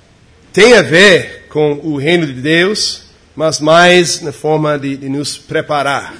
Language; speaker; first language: Portuguese; non-native, fluent; English